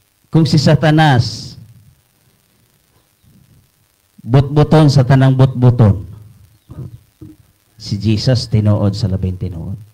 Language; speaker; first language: Cebuano; native; Cebuano